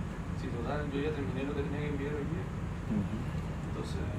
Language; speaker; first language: Spanish; native; Spanish